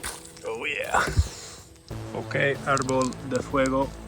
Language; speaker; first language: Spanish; non-native, learner; English